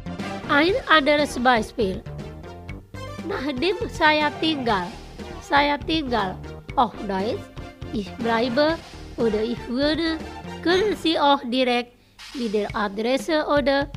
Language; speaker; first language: German; non-native, fluent; Indonesian